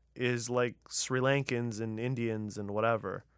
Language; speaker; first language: English; early bilingual, other home language; Persian